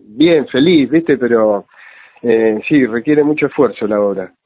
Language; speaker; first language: Spanish; native; Spanish